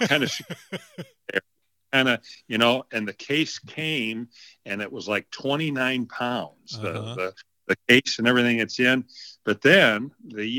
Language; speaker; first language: English; native; English